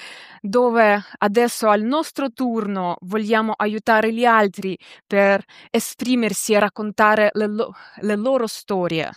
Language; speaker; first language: Italian; non-native, fluent; Ukrainian